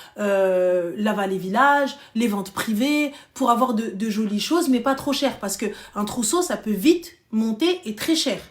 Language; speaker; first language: French; early bilingual, other home language; Arabic